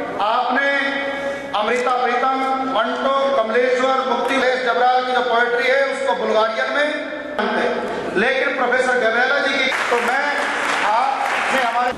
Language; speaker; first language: Hindi; native; Hindi